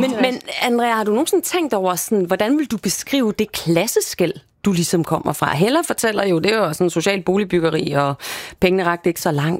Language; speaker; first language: Danish; native; Danish